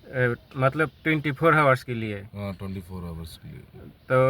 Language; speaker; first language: Hindi; non-native, fluent; Bangla